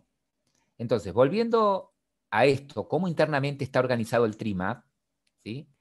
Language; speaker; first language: Spanish; native; Spanish